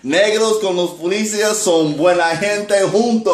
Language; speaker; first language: Spanish; non-native, learner; English